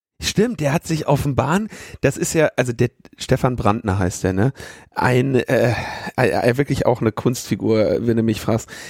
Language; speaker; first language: German; native; German